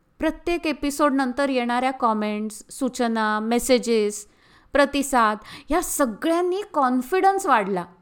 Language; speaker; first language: Marathi; early bilingual, heritage; Marathi